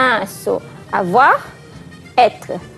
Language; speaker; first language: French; non-native, fluent; Malay